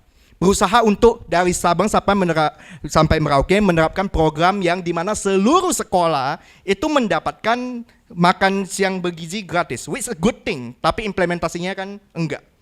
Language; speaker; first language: Indonesian; native; Indonesian